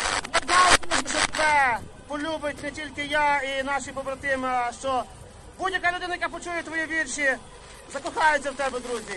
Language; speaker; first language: Ukrainian; native; Ukrainian